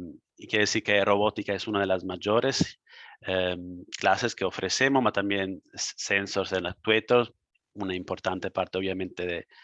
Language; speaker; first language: Spanish; non-native, fluent; Italian